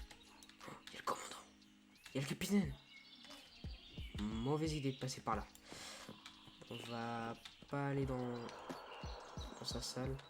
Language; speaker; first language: French; native; French